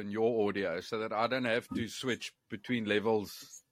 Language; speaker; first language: English; non-native, local second language; Afrikaans